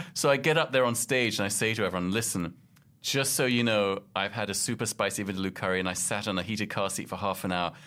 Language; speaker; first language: English; native; English